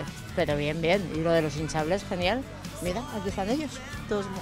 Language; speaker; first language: Spanish; native; Spanish